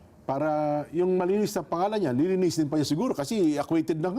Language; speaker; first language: Filipino; native; Filipino